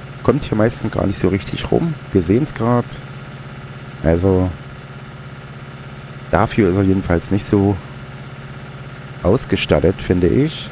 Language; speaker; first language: German; native; German